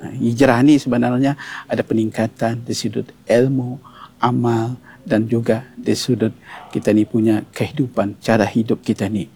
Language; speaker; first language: Malay; native; Malay